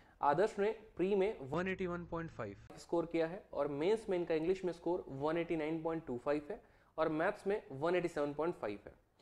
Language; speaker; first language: Hindi; native; Hindi